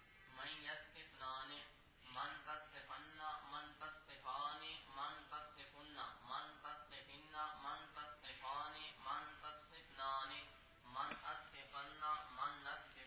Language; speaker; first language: Arabic; non-native, learner; Punjabi